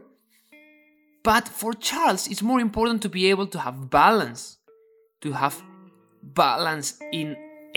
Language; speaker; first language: English; non-native, fluent; Spanish